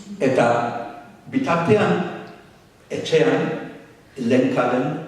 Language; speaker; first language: Basque; non-native, fluent; English